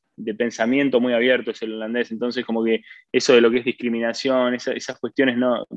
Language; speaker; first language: Spanish; native; Spanish